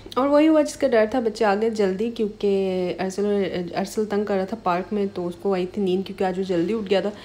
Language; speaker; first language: Urdu; native; Urdu